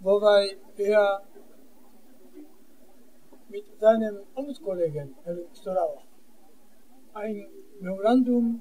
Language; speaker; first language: German; non-native, fluent; Japanese